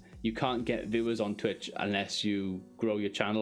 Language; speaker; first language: English; native; English